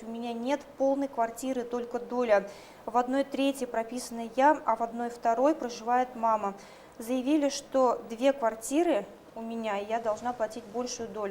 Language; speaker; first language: Russian; native; Russian